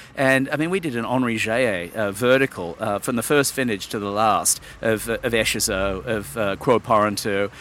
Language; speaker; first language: English; native; English